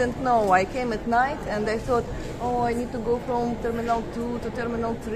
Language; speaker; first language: English; non-native, fluent; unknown